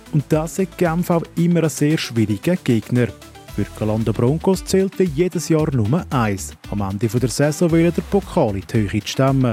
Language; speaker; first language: German; native; German